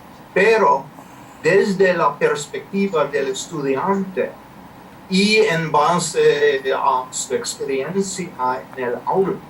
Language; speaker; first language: Spanish; non-native, fluent; English